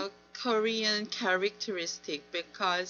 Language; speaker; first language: English; non-native, learner; Korean